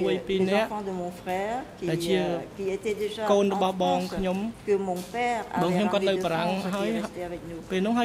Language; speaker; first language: French; non-native, local second language; Khmer